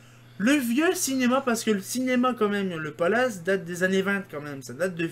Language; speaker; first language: French; native; French